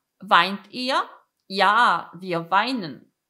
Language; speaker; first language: German; non-native, fluent; Polish